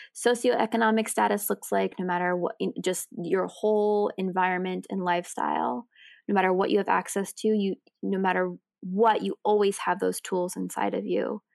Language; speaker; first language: English; native; English